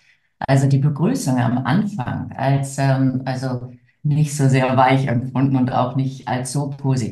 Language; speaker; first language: German; native; German